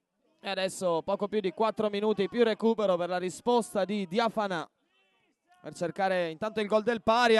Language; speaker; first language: Italian; native; Italian